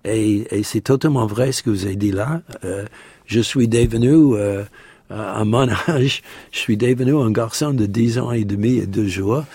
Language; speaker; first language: French; non-native, fluent; English